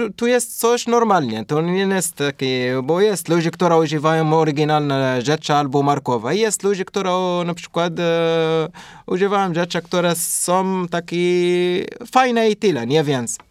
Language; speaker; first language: Polish; non-native, learner; Arabic